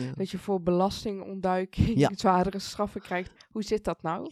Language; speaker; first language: Dutch; early bilingual, other home language; Persian